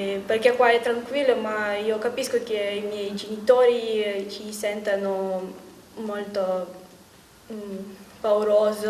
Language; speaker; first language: Italian; non-native, learner; Ukrainian